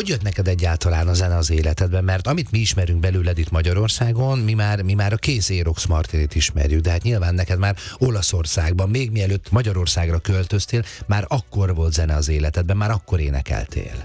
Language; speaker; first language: Hungarian; native; Hungarian